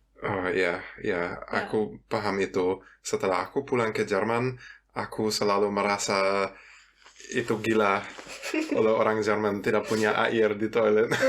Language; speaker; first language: Indonesian; non-native, fluent; German